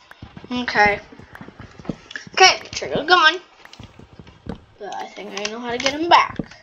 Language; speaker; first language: English; native; English